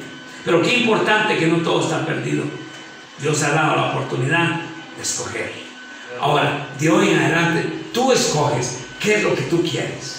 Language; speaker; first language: Spanish; native; Spanish